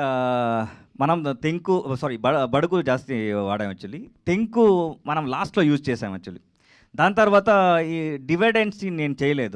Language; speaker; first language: Telugu; non-native, learner; Kannada